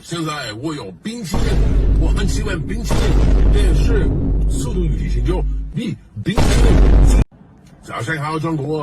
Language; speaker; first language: Chinese; non-native, learner; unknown